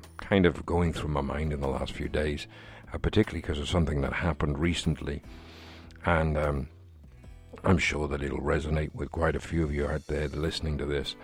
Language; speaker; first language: English; native; English